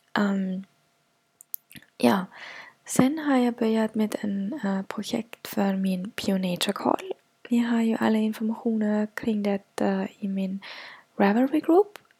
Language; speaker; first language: Swedish; non-native, fluent; German